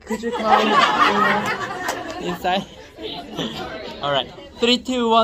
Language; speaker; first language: English; non-native, fluent; Korean